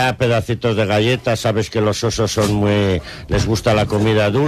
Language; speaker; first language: Spanish; native; Spanish